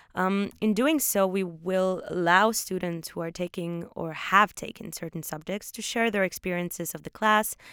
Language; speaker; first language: English; early bilingual, other home language; Polish